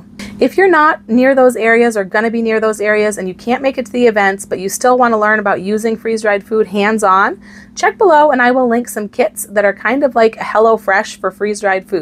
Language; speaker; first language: English; native; English